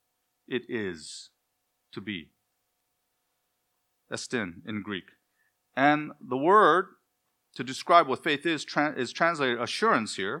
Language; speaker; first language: English; native; English